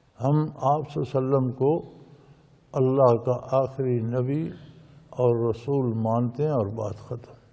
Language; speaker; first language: Urdu; non-native, local second language; Punjabi